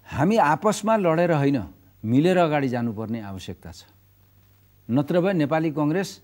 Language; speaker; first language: Nepali; native; Nepali